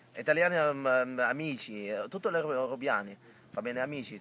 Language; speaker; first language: Italian; non-native, learner; Arabic